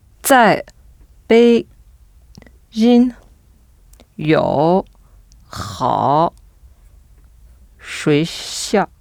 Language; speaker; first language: Chinese; non-native, learner; French